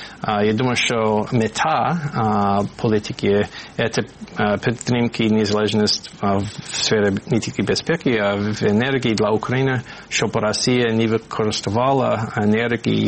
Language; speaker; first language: Ukrainian; non-native, fluent; English